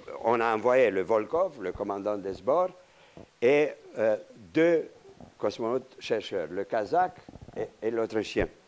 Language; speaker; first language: French; non-native, fluent; Romanian